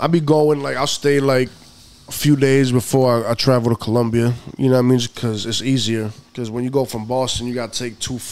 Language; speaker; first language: English; native; English